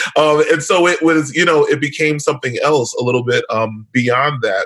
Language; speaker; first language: English; native; English